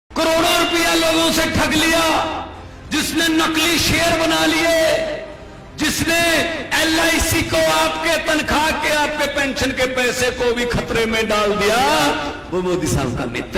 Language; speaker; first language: Hindi; non-native, local second language; Punjabi